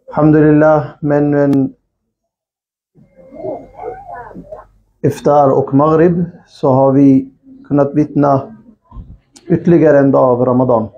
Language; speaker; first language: Swedish; non-native, local second language; Urdu